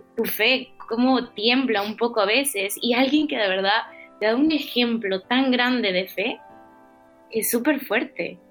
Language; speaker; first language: Spanish; native; Spanish